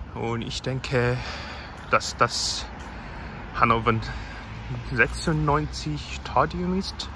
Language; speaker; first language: German; non-native, learner; Korean